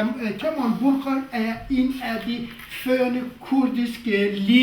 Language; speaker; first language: Danish; non-native, fluent; Kurdish